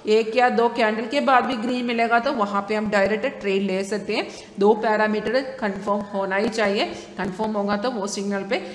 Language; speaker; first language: Hindi; non-native, local second language; Malayalam